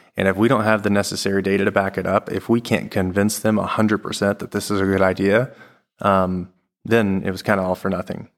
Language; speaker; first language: English; native; English